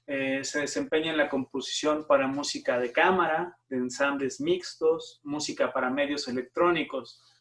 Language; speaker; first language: Spanish; native; Spanish